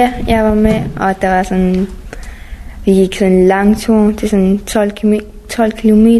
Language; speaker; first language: Danish; non-native, learner; Persian